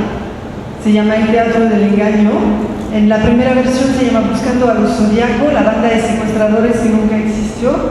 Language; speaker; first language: Spanish; non-native, fluent; French